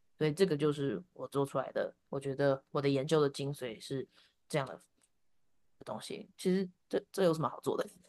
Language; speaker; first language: Chinese; native; Chinese